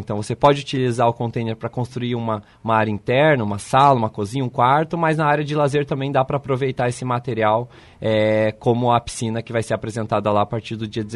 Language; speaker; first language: Portuguese; native; Portuguese